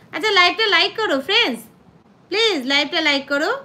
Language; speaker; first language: Hindi; non-native, local second language; Bangla